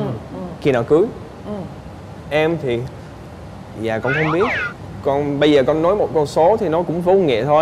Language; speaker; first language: Vietnamese; non-native, fluent; English